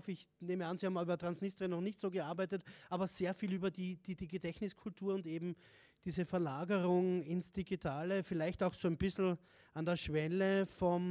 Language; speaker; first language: German; native; German